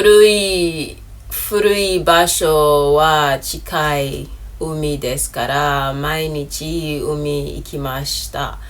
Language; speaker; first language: Japanese; non-native, learner; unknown